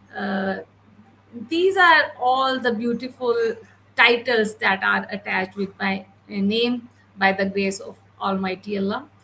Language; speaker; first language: English; non-native, local second language; Urdu